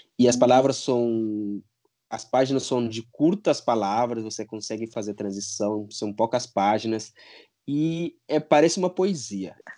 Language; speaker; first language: Portuguese; non-native, local second language; Upper Guinea Crioulo